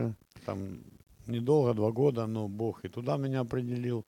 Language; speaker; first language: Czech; non-native, learner; Russian